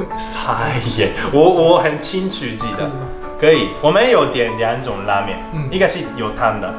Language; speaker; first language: Chinese; non-native, fluent; Japanese